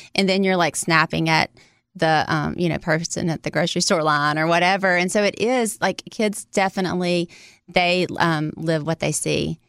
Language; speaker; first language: English; native; English